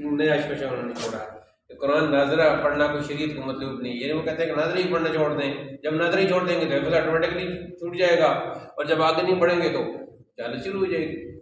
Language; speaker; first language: Urdu; native; Urdu